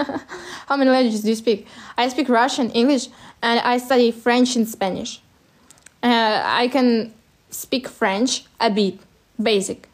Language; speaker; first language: English; non-native, fluent; Russian